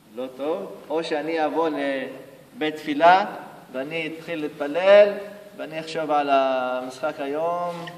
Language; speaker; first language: Hebrew; non-native, local second language; Arabic